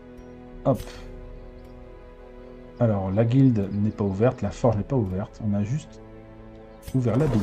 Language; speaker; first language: French; native; French